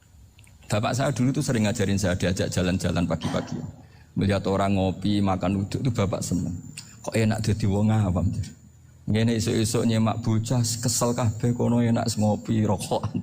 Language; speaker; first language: Indonesian; non-native, local second language; Javanese